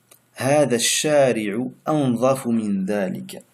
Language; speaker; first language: Arabic; non-native, fluent; French